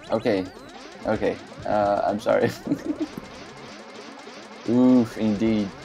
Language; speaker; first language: English; non-native, learner; Portuguese